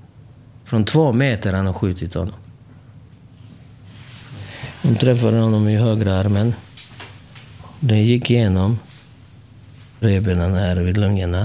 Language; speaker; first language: Swedish; non-native, fluent; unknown